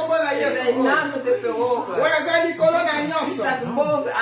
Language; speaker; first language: Dutch; non-native, learner; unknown